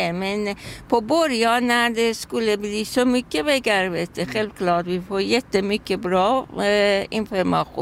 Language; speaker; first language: Swedish; non-native, learner; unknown